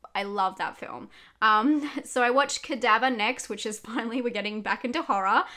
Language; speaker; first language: English; native; English